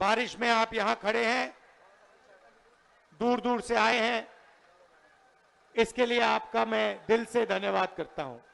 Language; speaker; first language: Hindi; native; Hindi